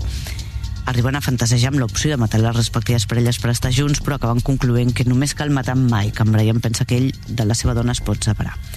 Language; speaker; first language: Catalan; native; Catalan